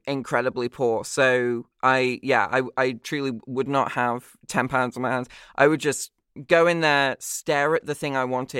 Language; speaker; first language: English; native; English